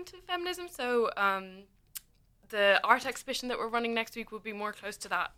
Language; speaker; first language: English; native; English